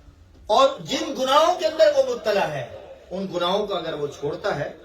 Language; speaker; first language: Urdu; native; Urdu